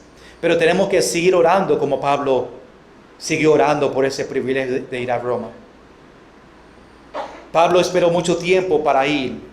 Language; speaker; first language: Spanish; non-native, fluent; English